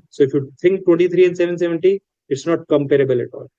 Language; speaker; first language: English; non-native, local second language; Hindi